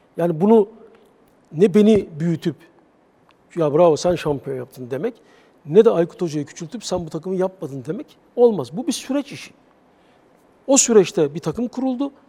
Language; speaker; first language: Turkish; native; Turkish